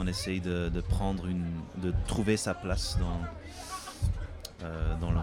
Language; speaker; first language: French; non-native, fluent; Dutch